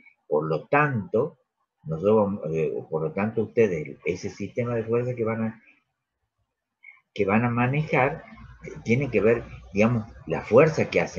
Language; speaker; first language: Spanish; native; Spanish